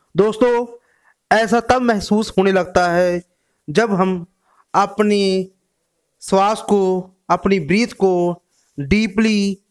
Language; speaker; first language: Hindi; non-native, local second language; Punjabi